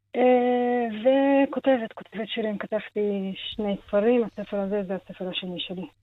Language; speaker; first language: Hebrew; non-native, local second language; Arabic